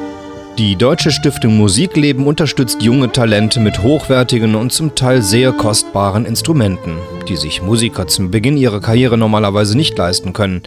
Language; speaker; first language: German; native; German